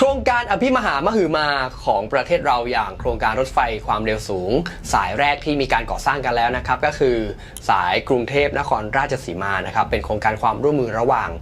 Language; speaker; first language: Thai; native; Thai